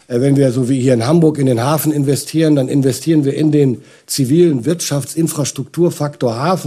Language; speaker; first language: German; native; German